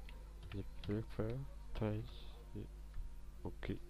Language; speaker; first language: French; non-native, local second language; Malagasy